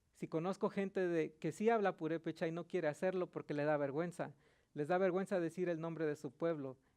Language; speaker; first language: Spanish; early bilingual, heritage; Spanish